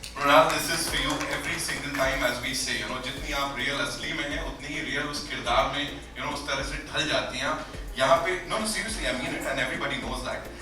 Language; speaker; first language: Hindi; native; Hindi